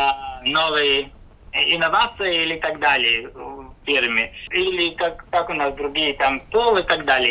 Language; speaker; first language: Russian; non-native, local second language; Latvian